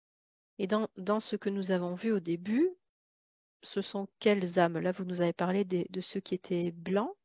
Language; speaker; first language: French; native; French